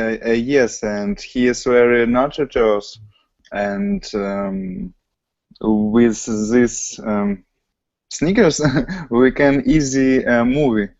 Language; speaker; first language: English; non-native, learner; Russian